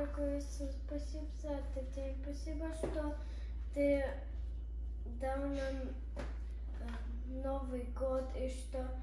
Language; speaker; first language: Russian; early bilingual, heritage; Russian